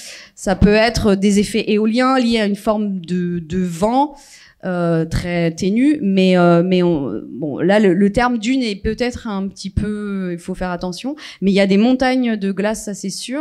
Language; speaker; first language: French; native; French